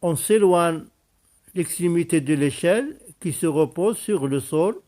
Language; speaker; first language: French; non-native, local second language; Arabic